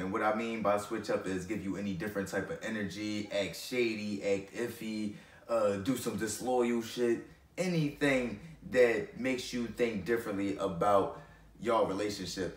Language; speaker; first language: English; native; English